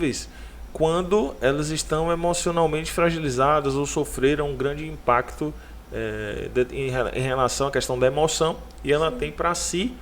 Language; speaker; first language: Portuguese; native; Portuguese